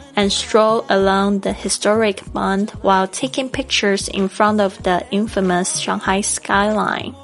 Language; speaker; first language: English; non-native, fluent; Chinese